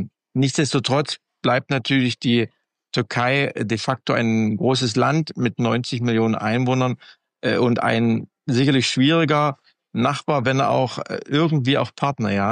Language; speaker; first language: German; native; German